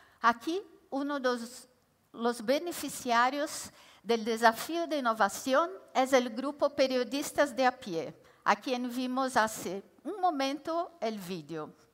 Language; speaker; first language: Spanish; non-native, fluent; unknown